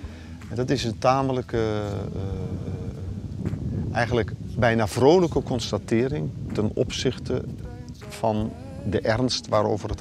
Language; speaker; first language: Dutch; native; Dutch